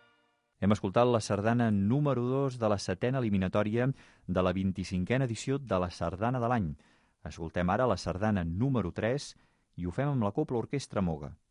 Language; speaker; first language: Catalan; native; Catalan